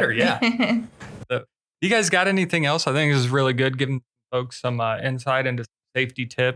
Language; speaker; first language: English; native; English